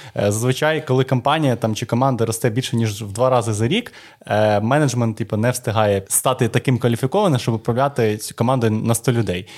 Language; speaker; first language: Ukrainian; native; Ukrainian